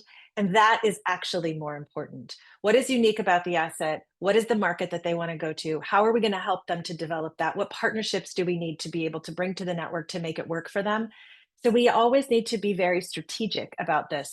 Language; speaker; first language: English; native; English